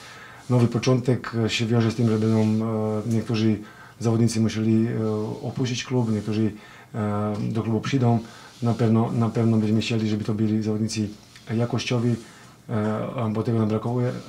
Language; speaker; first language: Polish; non-native, fluent; Serbian